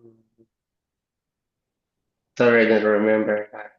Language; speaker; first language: English; non-native, learner; Spanish